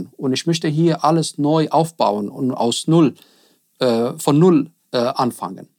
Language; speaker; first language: German; non-native, learner; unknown